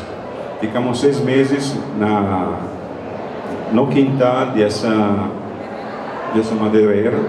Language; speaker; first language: Portuguese; non-native, fluent; Italian